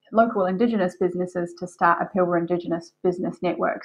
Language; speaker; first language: English; native; English